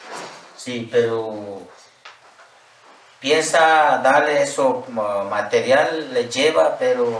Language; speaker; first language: Spanish; non-native, local second language; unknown